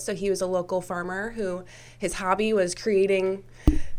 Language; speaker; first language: English; native; English